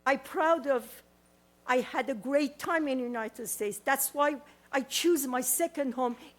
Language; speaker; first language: English; non-native, learner; Persian